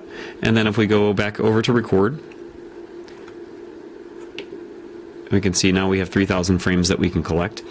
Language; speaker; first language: English; native; English